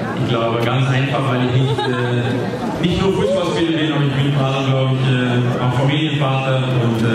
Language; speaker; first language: German; non-native, fluent; Dutch